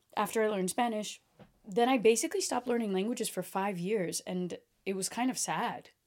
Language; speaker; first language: English; early bilingual, other home language; Portuguese